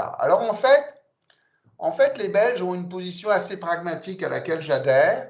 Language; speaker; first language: French; native; French